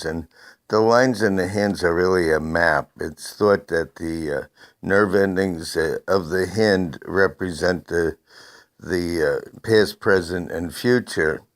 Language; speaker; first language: English; native; English